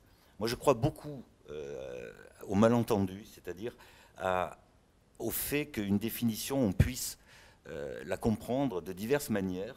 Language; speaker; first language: French; native; French